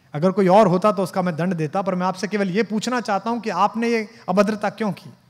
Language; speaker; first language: Hindi; native; Hindi